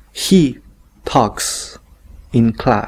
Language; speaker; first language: English; non-native, fluent; Spanish